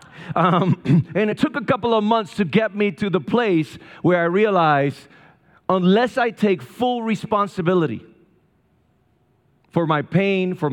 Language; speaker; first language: English; non-native, fluent; Spanish